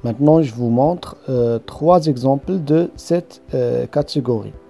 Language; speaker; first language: French; non-native, local second language; Arabic